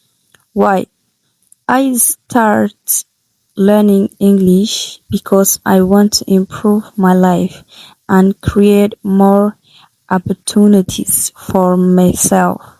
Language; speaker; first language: English; non-native, learner; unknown